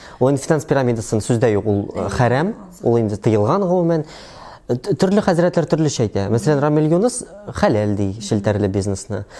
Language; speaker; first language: Tatar; native; Tatar